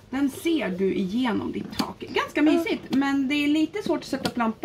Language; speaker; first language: Swedish; native; Swedish